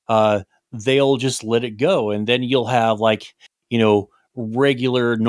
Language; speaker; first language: English; native; English